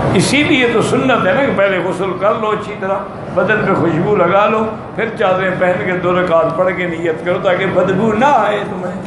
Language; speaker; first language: Urdu; native; Urdu